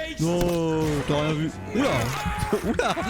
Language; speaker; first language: French; native; French